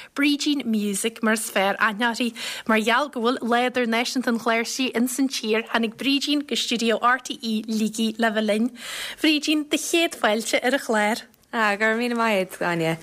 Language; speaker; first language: Irish; native; Irish